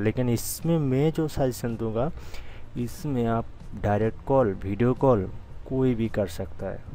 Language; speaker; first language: Hindi; non-native, local second language; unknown